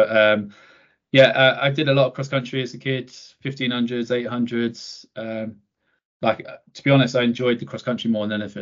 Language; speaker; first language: English; native; English